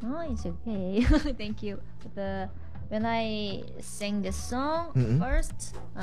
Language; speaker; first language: English; non-native, learner; Korean